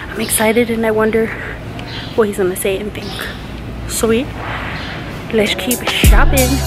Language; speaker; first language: English; native; English